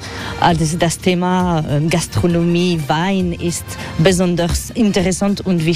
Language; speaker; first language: German; non-native, learner; French